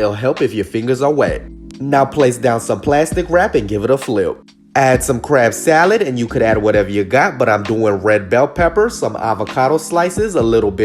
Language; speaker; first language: English; native; English